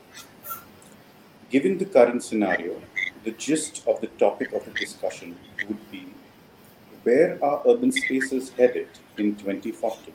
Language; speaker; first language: English; non-native, local second language; Hindi